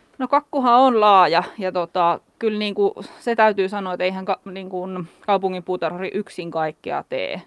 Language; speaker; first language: Finnish; native; Finnish